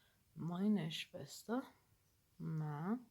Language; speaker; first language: German; non-native, learner; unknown